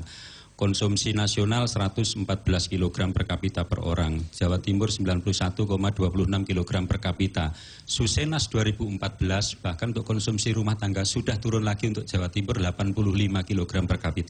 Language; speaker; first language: Indonesian; non-native, local second language; Javanese